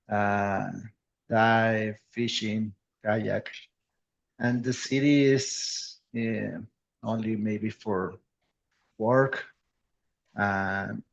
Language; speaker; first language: English; non-native, learner; Spanish